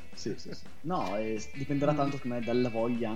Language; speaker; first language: Italian; native; Italian